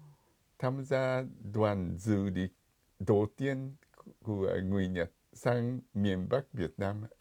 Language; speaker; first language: Vietnamese; non-native, fluent; Japanese